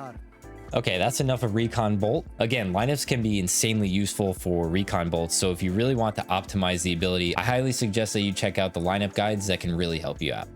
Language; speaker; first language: English; native; English